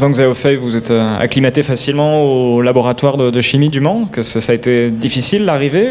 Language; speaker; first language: French; native; French